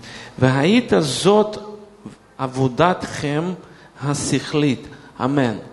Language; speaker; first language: Hebrew; non-native, fluent; Russian